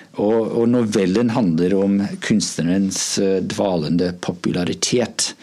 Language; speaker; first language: Norwegian; non-native, fluent; English